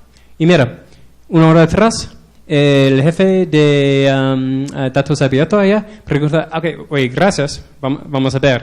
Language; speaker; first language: Spanish; non-native, learner; English